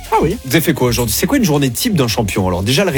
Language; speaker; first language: French; native; French